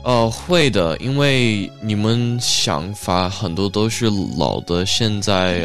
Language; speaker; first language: Chinese; early bilingual, heritage; Chinese